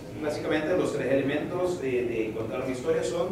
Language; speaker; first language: Spanish; native; Spanish